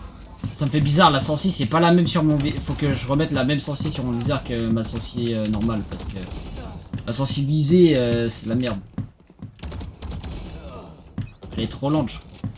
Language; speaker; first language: French; native; French